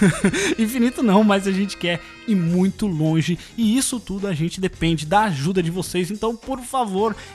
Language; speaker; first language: Portuguese; native; Portuguese